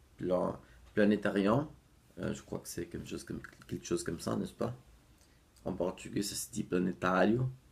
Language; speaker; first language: French; non-native, fluent; Portuguese